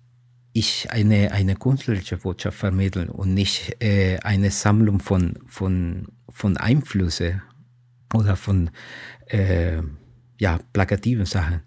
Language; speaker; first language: German; non-native, fluent; Spanish